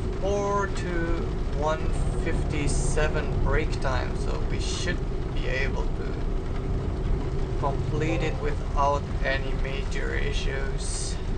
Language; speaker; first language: English; non-native, fluent; German